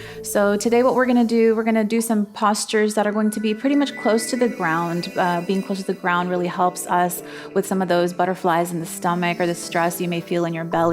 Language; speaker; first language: English; native; English